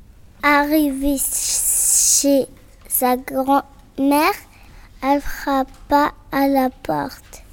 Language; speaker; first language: French; non-native, learner; Spanish